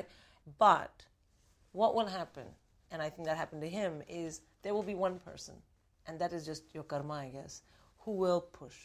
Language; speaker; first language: English; non-native, local second language; Hindi